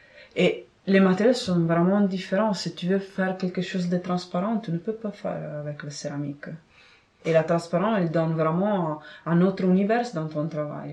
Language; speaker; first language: French; non-native, fluent; Italian